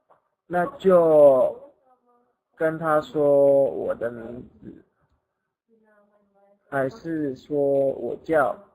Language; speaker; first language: Chinese; non-native, fluent; Indonesian